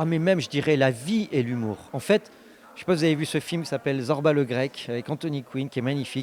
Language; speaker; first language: French; native; French